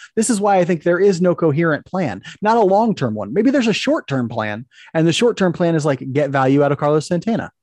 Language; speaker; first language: English; native; English